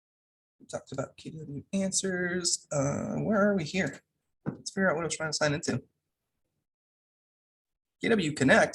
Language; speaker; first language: English; native; English